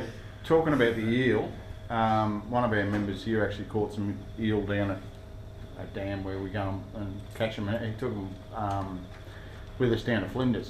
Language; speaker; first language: English; native; English